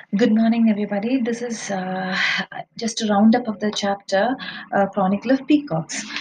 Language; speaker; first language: English; non-native, local second language; Malayalam